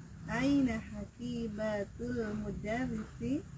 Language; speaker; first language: Arabic; non-native, learner; Indonesian